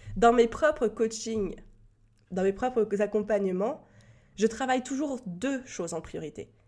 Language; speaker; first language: French; native; French